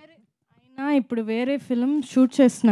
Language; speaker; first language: Telugu; non-native, fluent; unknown